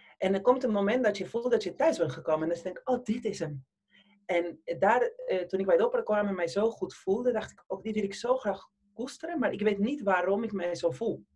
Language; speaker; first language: Dutch; non-native, fluent; Spanish